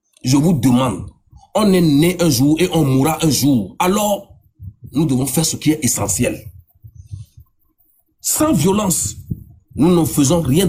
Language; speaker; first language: French; non-native, local second language; Ewe